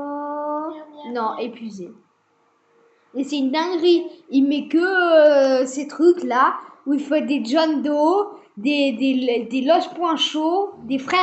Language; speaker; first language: French; native; French